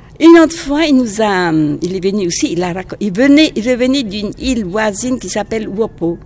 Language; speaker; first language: French; non-native, local second language; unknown